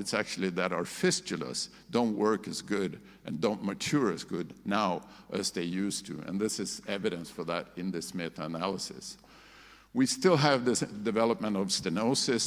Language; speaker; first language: English; non-native, fluent; Swedish